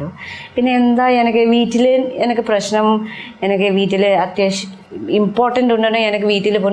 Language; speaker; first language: Malayalam; non-native, learner; Nepali